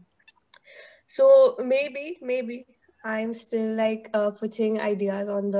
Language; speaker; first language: English; non-native, local second language; Hindi